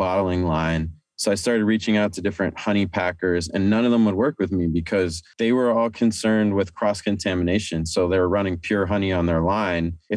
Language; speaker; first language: English; native; English